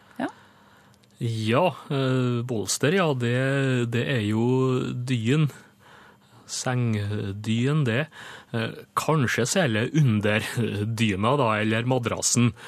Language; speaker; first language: Norwegian; native; Norwegian